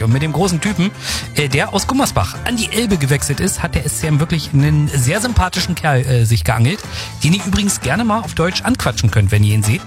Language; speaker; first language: German; native; German